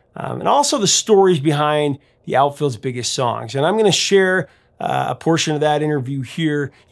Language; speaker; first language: English; native; English